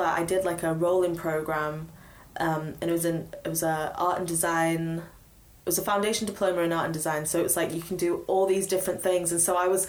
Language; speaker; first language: English; native; English